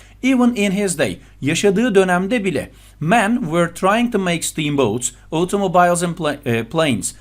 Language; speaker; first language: English; non-native, fluent; Turkish